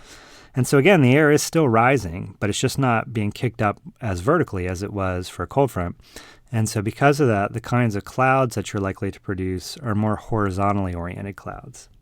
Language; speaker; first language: English; native; English